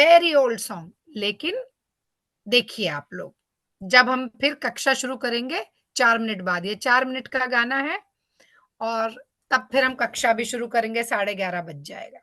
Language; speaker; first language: Hindi; native; Hindi